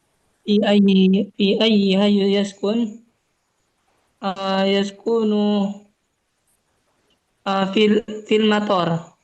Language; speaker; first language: Arabic; non-native, learner; Indonesian